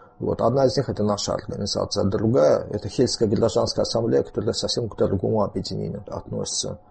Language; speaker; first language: Russian; non-native, local second language; Azerbaijani